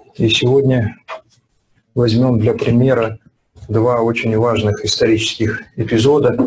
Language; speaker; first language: Russian; native; Russian